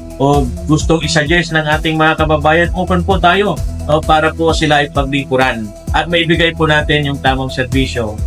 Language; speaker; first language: Filipino; non-native, local second language; Pangasinan